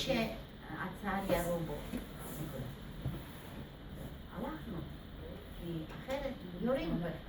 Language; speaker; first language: Hebrew; non-native, fluent; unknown